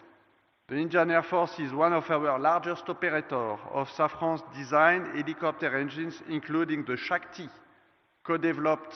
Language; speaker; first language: English; non-native, fluent; French